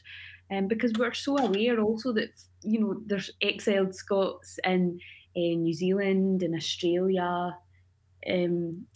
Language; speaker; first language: English; native; English